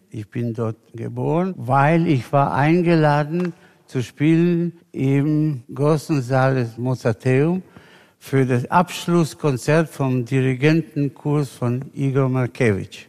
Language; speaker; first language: German; non-native, fluent; Spanish